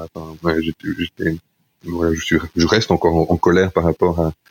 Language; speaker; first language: French; native; French